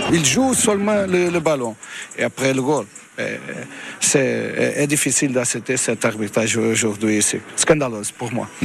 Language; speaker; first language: French; non-native, learner; Portuguese